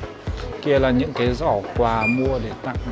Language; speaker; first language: Vietnamese; native; Vietnamese